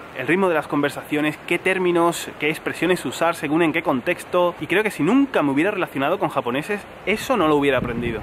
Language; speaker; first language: Spanish; native; Spanish